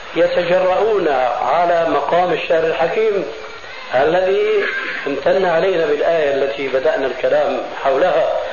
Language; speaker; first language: Arabic; early bilingual, other home language; Albanian